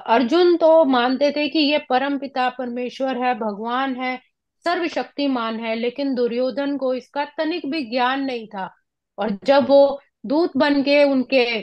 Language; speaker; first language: Hindi; non-native, local second language; Punjabi